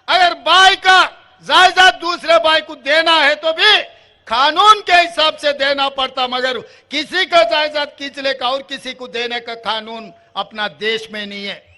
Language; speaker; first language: Hindi; non-native, local second language; Telugu